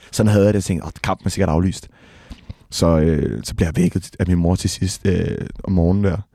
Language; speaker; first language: Danish; native; Danish